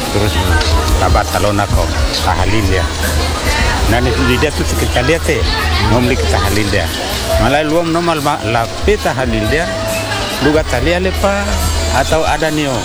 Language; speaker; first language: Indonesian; non-native, local second language; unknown